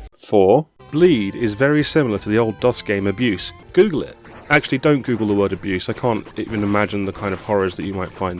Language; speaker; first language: English; native; English